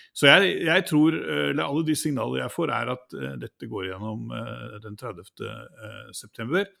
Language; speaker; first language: Norwegian; native; Norwegian